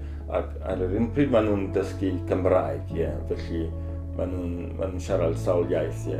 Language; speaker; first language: Welsh; non-native, learner; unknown